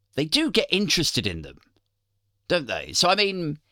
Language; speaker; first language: English; native; English